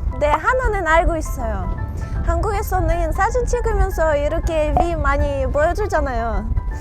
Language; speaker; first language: Korean; non-native, fluent; Russian